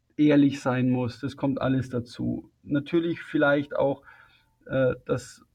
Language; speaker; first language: German; native; German